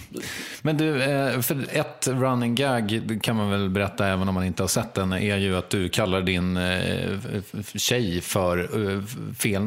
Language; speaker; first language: Swedish; native; Swedish